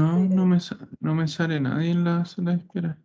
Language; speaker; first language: Spanish; non-native, fluent; Italian